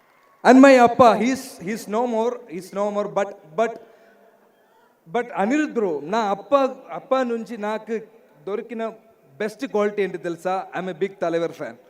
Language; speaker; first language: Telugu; non-native, learner; Malayalam